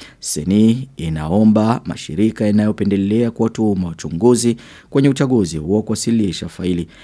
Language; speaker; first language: Swahili; non-native, local second language; Rundi